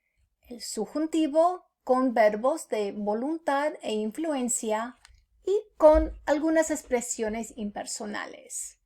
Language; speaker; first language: Spanish; non-native, fluent; English